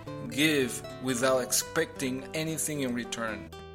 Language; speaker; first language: English; non-native, fluent; Spanish